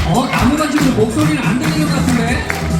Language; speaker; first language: Korean; native; Korean